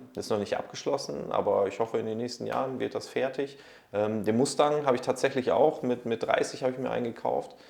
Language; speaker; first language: German; native; German